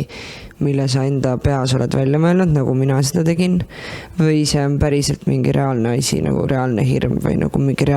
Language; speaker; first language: Estonian; native; Estonian